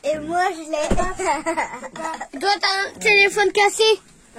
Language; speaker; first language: French; native; French